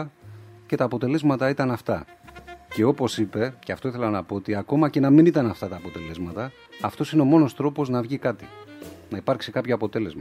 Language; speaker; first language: Greek; native; Greek